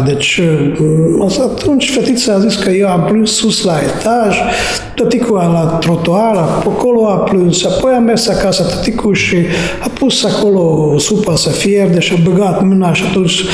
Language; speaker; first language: Romanian; non-native, fluent; Hungarian